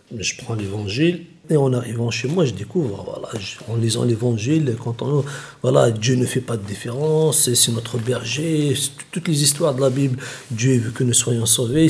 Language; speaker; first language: French; non-native, local second language; Kabyle